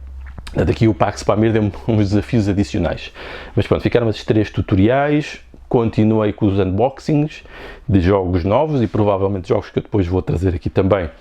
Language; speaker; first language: Portuguese; native; Portuguese